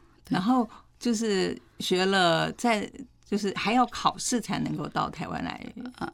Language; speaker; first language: Chinese; native; Chinese